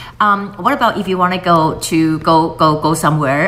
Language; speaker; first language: English; non-native, fluent; Chinese